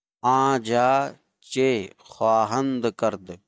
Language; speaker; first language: Persian; non-native, fluent; Urdu